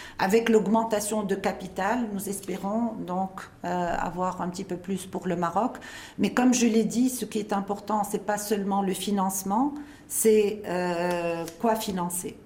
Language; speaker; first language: French; non-native, local second language; Arabic